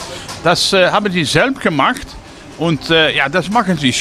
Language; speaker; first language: German; non-native, learner; Dutch